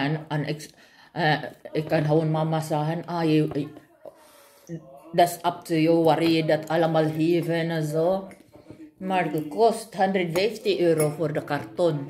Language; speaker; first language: Dutch; non-native, learner; Filipino